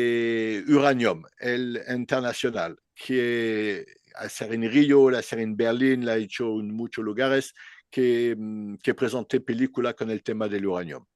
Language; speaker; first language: Spanish; non-native, learner; French